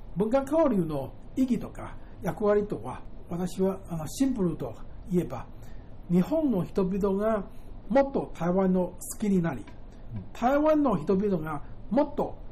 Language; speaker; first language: Japanese; non-native, fluent; Chinese